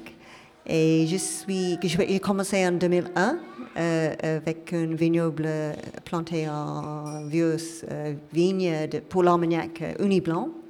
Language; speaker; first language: French; non-native, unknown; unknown